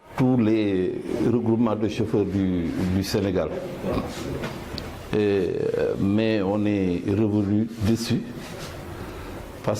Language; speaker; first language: French; non-native, local second language; Wolof